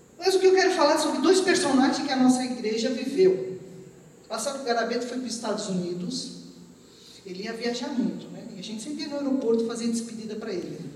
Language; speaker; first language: Portuguese; early bilingual, other home language; Armenian